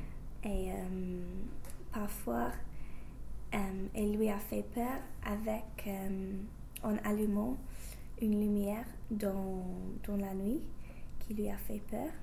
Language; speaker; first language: French; non-native, fluent; English